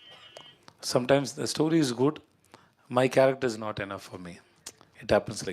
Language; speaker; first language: Telugu; non-native, local second language; Tamil